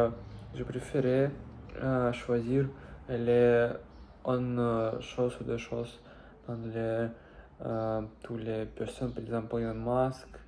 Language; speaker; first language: French; non-native, learner; Russian